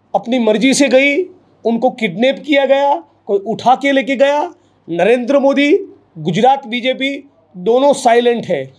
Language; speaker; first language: Hindi; non-native, local second language; Gujarati